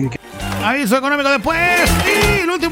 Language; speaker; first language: Spanish; native; Spanish